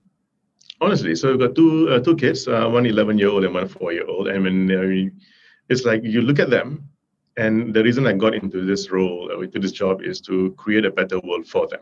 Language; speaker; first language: English; non-native, local second language; Tamil